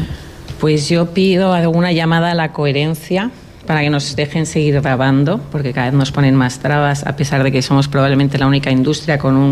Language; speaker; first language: Spanish; native; Spanish